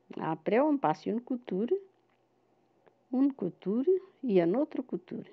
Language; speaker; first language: French; non-native, fluent; Portuguese